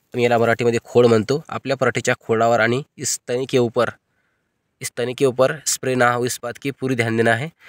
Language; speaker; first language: Hindi; non-native, local second language; Marathi